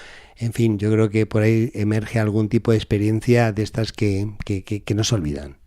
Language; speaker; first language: Spanish; native; Spanish